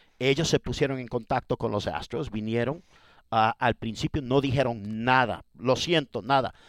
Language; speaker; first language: Spanish; early bilingual, heritage; Spanish